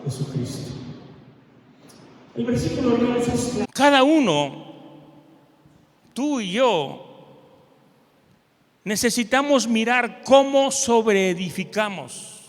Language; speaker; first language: Spanish; native; Spanish